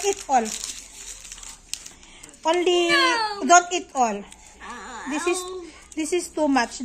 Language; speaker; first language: English; non-native, learner; Filipino